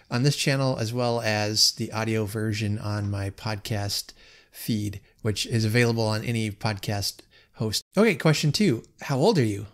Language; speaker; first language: English; native; English